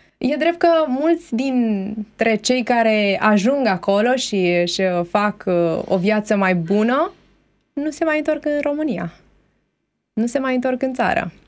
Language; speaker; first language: Romanian; native; Romanian